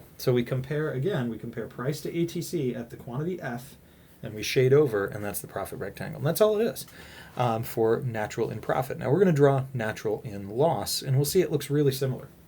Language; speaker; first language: English; native; English